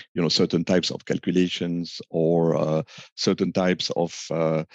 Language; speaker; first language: English; non-native, fluent; French